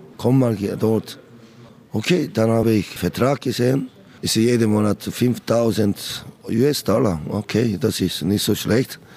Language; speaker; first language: German; non-native, learner; Korean